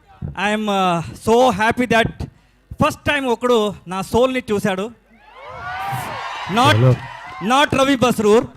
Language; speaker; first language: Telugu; non-native, learner; Kannada